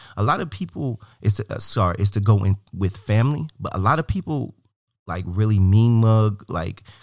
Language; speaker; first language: English; native; English